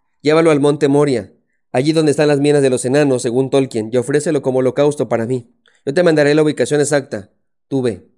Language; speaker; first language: Spanish; native; Spanish